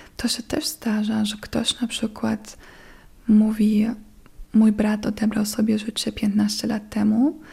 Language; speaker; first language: Polish; non-native, fluent; German